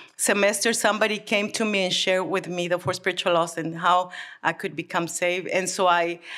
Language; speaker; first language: English; early bilingual, other home language; Spanish